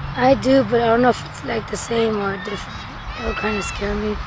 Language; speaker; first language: English; non-native, fluent; Spanish